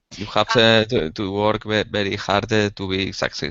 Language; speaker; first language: English; non-native, learner; Spanish